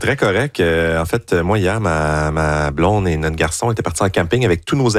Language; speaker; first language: French; native; French